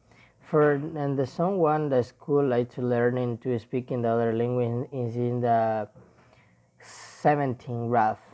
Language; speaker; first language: English; non-native, learner; Spanish